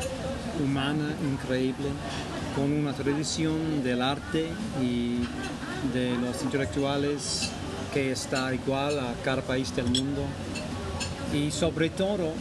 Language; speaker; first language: Spanish; non-native, fluent; English